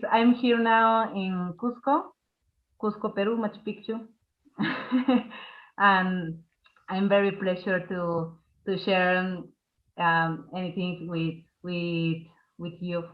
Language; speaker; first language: English; non-native, learner; Spanish